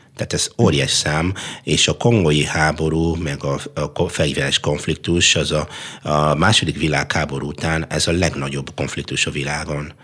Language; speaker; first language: Hungarian; non-native, fluent; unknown